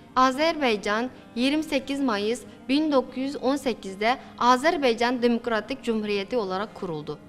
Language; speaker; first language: Turkish; non-native, fluent; Uyghur